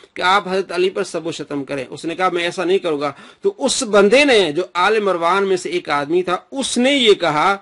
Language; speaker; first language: Urdu; non-native, local second language; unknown